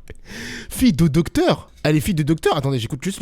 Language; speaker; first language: French; native; French